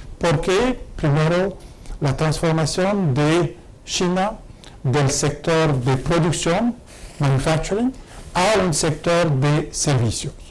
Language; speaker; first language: Spanish; non-native, fluent; Arabic